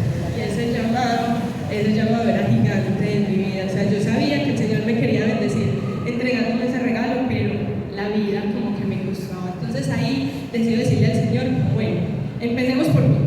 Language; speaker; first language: Spanish; native; Spanish